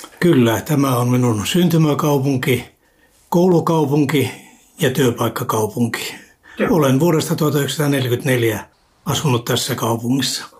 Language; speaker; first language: Finnish; native; Finnish